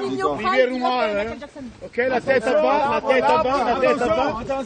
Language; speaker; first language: French; non-native, fluent; German